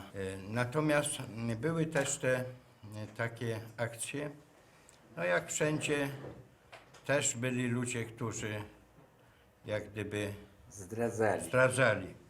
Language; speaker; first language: Polish; native; Polish